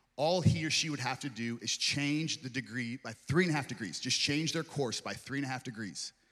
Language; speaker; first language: English; native; English